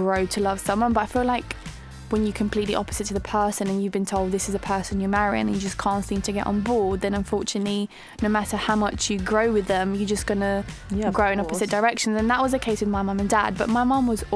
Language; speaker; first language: English; native; English